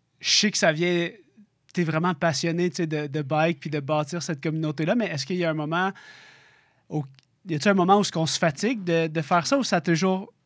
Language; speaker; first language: French; native; French